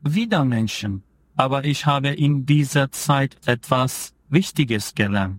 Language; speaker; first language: German; non-native, fluent; Turkish